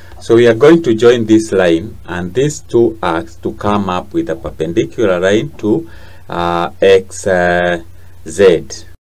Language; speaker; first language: English; non-native, local second language; Swahili